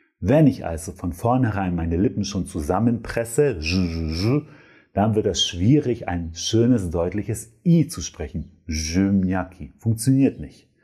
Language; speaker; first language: German; non-native, fluent; Polish